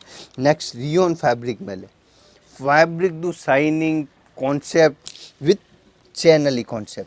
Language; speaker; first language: Kannada; non-native, local second language; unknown